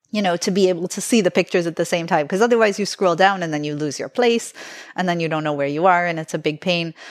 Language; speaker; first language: English; native; English